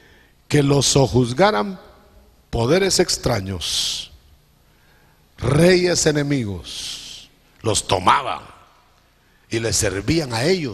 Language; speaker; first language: Spanish; native; Spanish